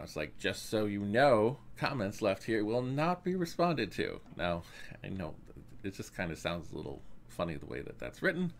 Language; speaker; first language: English; native; English